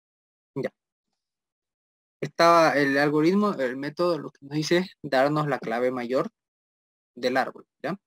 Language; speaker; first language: Spanish; native; Spanish